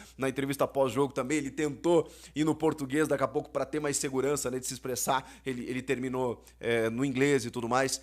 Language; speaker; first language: Portuguese; native; Portuguese